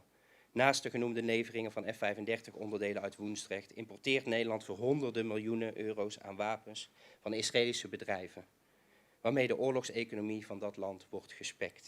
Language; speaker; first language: Dutch; native; Dutch